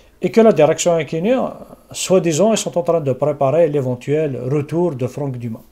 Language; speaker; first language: French; non-native, local second language; Kabyle